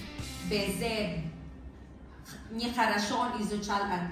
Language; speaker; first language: Russian; non-native, learner; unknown